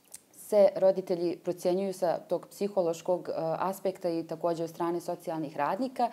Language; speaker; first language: Croatian; native; Croatian